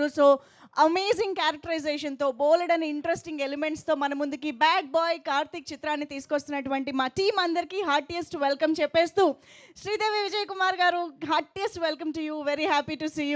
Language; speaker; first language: Telugu; native; Telugu